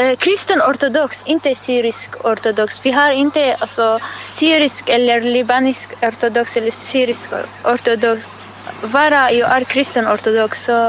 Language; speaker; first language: Swedish; non-native, learner; Arabic